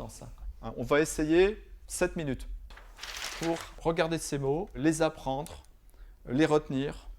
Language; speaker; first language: French; native; French